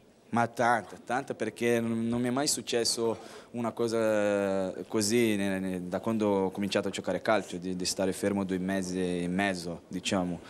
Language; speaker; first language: Italian; non-native, fluent; Portuguese